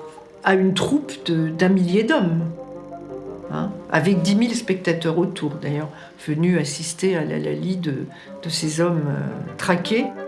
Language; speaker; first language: French; native; French